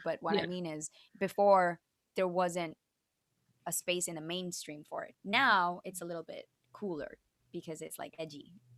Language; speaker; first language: English; early bilingual, other home language; Spanish